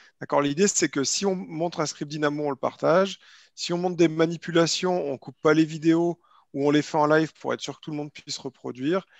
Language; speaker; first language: French; native; French